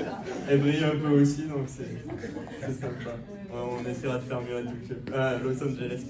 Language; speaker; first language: French; native; French